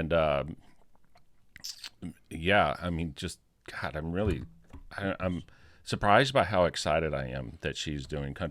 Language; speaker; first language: English; native; English